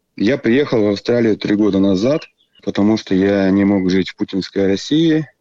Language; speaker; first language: Russian; native; Russian